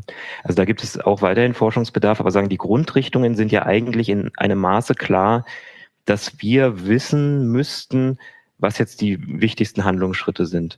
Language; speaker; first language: German; native; German